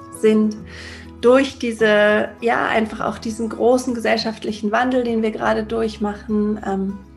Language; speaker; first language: German; native; German